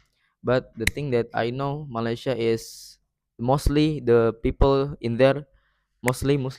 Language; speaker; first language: English; non-native, learner; Indonesian